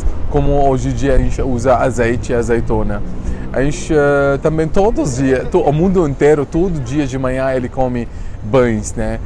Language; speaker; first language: Portuguese; non-native, fluent; Arabic